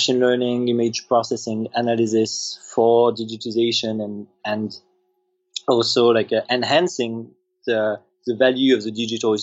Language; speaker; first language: English; non-native, fluent; French